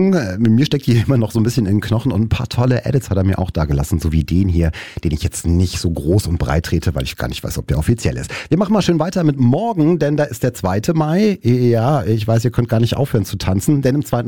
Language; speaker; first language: German; native; German